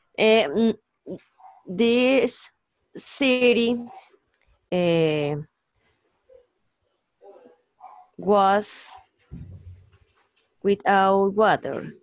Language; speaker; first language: English; non-native, learner; Spanish